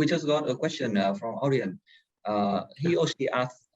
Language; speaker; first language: English; non-native, fluent; Vietnamese